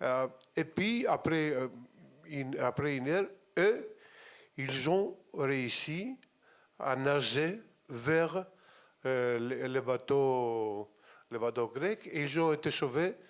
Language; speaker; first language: French; non-native, fluent; Greek